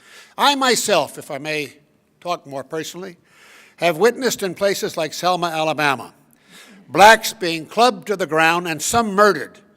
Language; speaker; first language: English; native; English